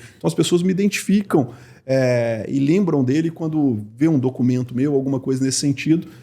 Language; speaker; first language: Portuguese; native; Portuguese